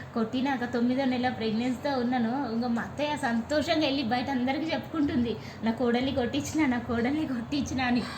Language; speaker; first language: Telugu; native; Telugu